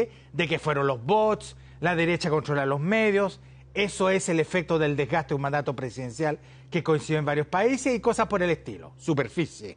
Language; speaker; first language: Spanish; native; Spanish